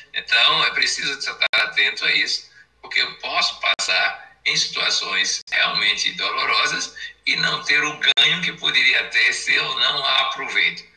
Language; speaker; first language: Portuguese; native; Portuguese